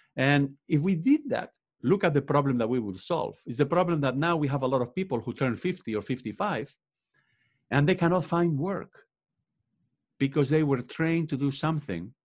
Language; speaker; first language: English; non-native, fluent; Spanish